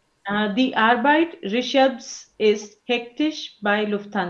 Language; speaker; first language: German; non-native, learner; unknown